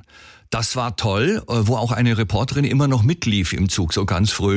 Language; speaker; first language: German; native; German